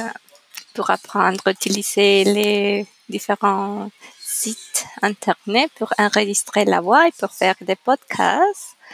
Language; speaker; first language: French; non-native, learner; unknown